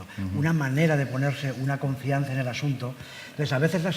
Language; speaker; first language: Spanish; native; Spanish